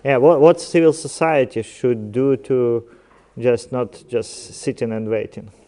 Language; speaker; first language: English; non-native, fluent; Ukrainian